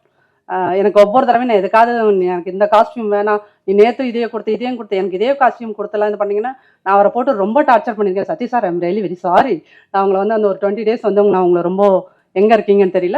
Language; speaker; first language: Tamil; native; Tamil